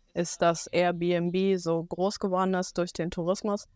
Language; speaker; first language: German; native; German